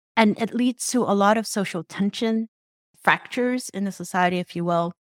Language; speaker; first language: English; non-native, local second language; Cantonese